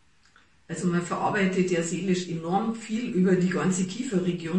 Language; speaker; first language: German; native; German